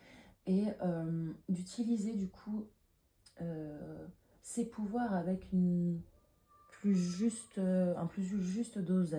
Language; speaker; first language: French; native; French